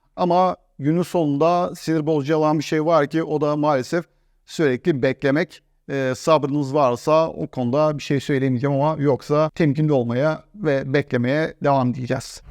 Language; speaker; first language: Turkish; native; Turkish